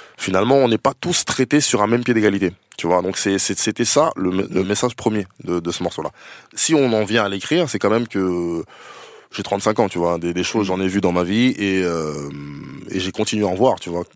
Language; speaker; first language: French; native; French